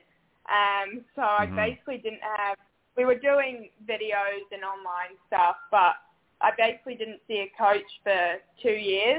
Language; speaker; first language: English; native; English